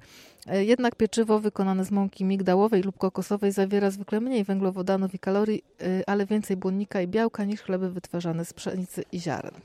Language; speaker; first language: Polish; native; Polish